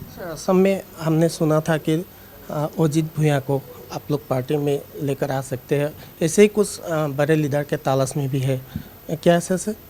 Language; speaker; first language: Hindi; non-native, local second language; Assamese